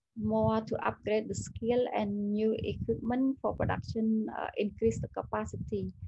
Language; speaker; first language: English; non-native, learner; Khmer